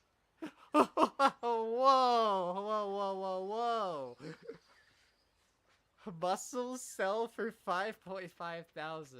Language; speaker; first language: English; native; English